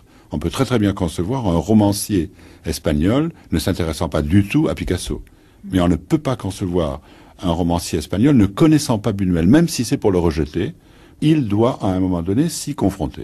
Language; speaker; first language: French; native; French